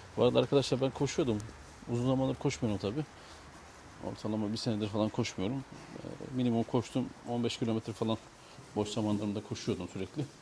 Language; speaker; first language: Turkish; native; Turkish